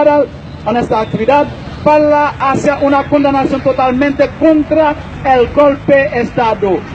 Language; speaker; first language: Spanish; non-native, fluent; Haitian Creole